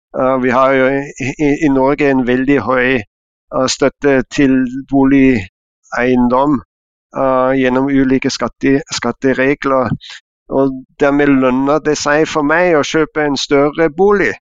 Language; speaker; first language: Norwegian; non-native, fluent; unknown